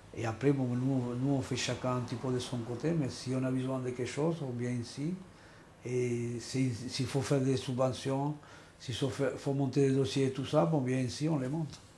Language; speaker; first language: French; non-native, fluent; Spanish